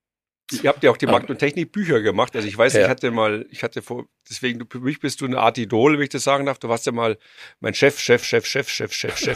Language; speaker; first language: German; native; German